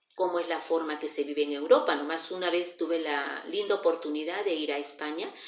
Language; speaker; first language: Spanish; native; Spanish